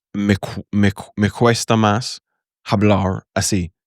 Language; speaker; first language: Spanish; non-native, fluent; English